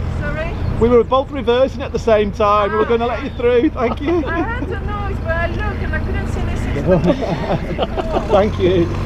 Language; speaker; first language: English; native; English